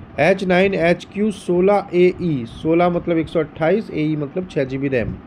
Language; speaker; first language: Hindi; native; Hindi